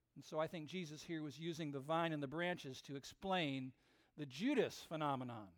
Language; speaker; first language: English; native; English